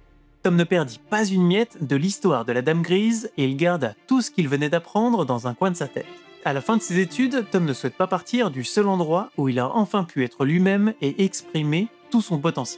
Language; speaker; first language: French; native; French